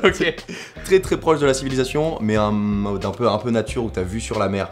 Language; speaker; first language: French; native; French